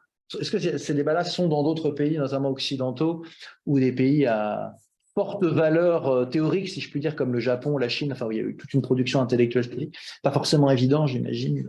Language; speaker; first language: French; native; French